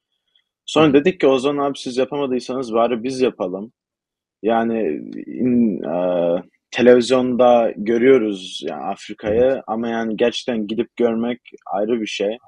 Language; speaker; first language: Turkish; early bilingual, heritage; Turkish